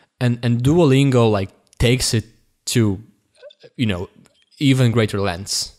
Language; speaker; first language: English; non-native, fluent; Polish